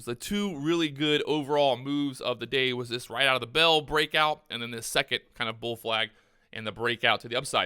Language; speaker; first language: English; native; English